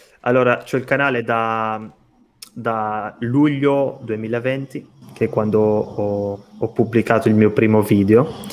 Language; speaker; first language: Italian; non-native, fluent; Portuguese